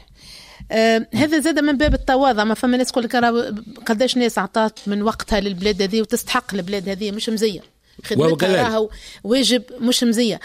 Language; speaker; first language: Arabic; native; Arabic